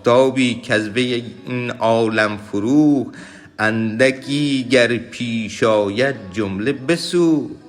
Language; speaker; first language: Persian; native; Persian